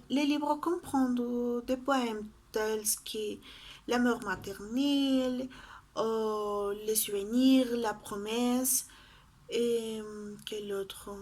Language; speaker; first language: French; non-native, learner; Spanish